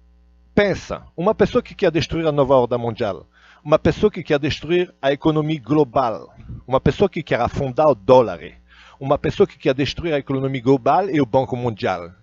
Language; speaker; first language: Portuguese; non-native, fluent; Russian